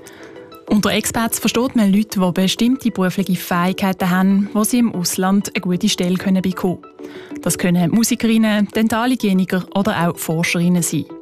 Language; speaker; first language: German; native; German